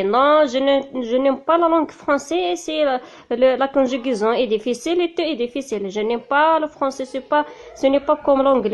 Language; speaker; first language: French; non-native, learner; Tachelhit